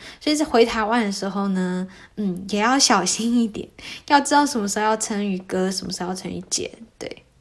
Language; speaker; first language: Chinese; early bilingual, heritage; Chinese